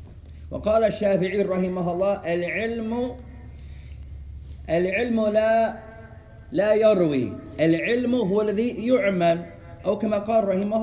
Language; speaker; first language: Arabic; non-native, fluent; English